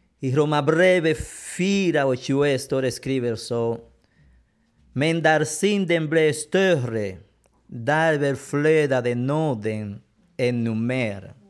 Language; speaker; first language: Swedish; non-native, fluent; Spanish